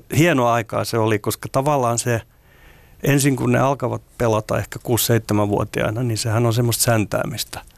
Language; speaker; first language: Finnish; non-native, local second language; Swedish